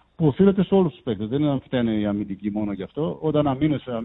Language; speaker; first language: Greek; native; Greek